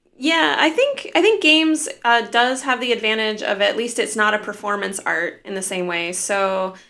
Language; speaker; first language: English; native; English